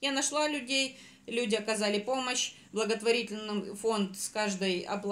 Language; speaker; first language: Russian; native; Russian